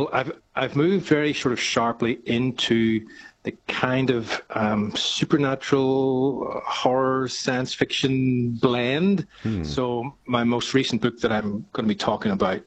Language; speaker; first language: English; native; English